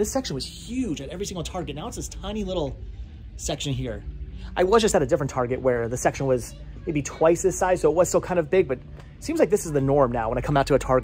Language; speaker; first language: English; native; English